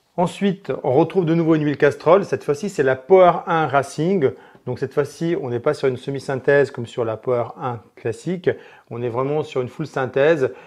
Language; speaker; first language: French; native; French